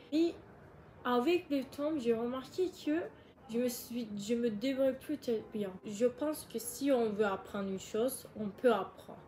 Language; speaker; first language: French; non-native, learner; Turkish